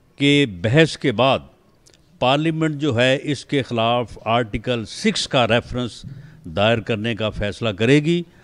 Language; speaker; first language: Urdu; non-native, local second language; Punjabi